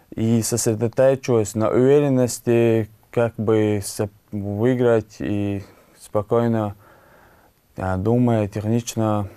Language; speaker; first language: Russian; non-native, local second language; Chechen